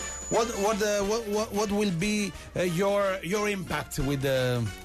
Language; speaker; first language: English; non-native, learner; Italian